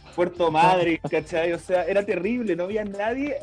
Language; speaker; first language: Spanish; native; Spanish